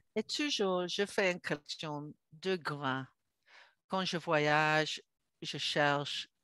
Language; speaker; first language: French; non-native, learner; English